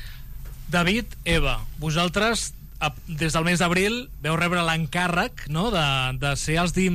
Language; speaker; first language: Catalan; native; Catalan